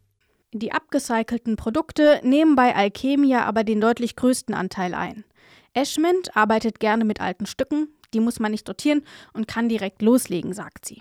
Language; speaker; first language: German; native; German